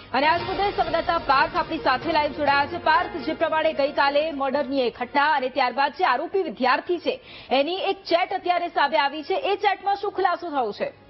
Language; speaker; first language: Gujarati; native; Gujarati